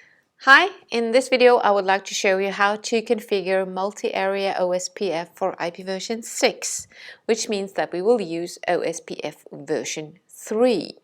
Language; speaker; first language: English; non-native, fluent; Danish